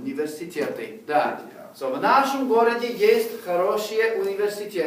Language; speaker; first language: Russian; non-native, fluent; English